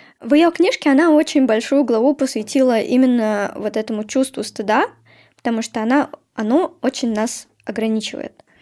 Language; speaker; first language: Russian; native; Russian